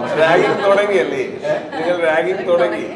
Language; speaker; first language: Malayalam; non-native, learner; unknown